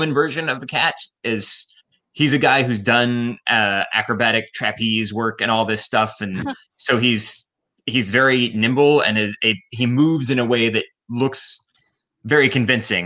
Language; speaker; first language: English; native; English